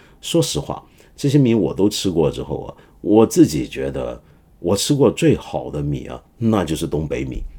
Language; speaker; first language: Chinese; non-native, local second language; Cantonese